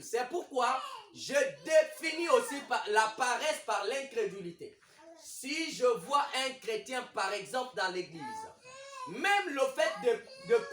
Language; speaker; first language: French; non-native, local second language; Lingala